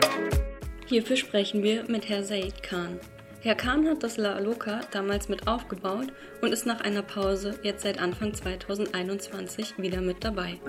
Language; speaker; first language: German; native; German